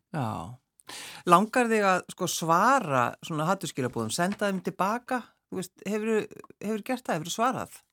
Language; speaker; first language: Icelandic; native; Icelandic